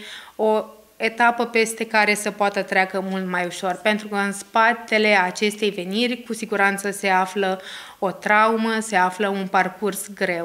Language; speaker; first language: Romanian; native; Romanian